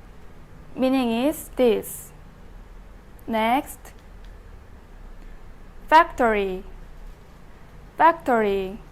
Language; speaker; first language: English; non-native, learner; Indonesian